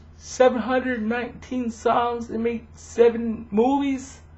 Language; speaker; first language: English; early bilingual, other home language; Vietnamese